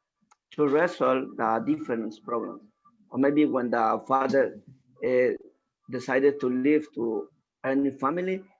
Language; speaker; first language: English; non-native, learner; Spanish